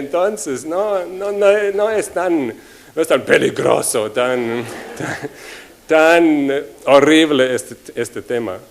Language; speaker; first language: Spanish; non-native, fluent; German